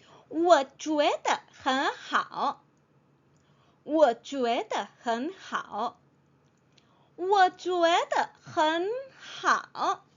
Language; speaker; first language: Chinese; non-native, fluent; Korean